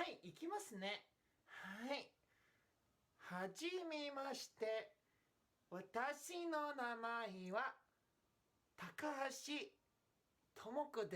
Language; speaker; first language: Japanese; non-native, learner; English